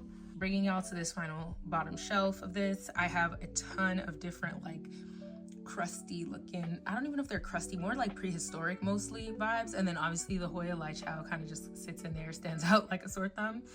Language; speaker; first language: English; native; English